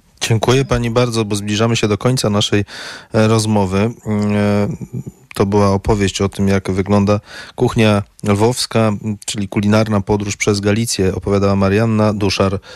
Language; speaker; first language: Polish; native; Polish